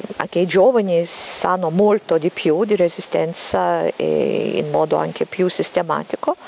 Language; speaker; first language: Italian; non-native, fluent; Lithuanian